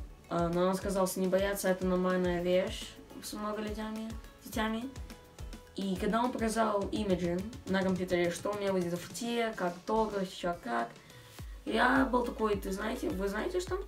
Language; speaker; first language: Russian; early bilingual, other home language; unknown